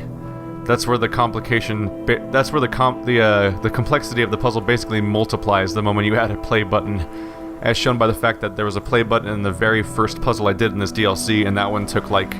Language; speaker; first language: English; native; English